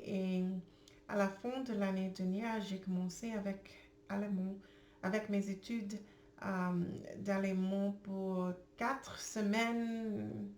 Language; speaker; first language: French; non-native, learner; English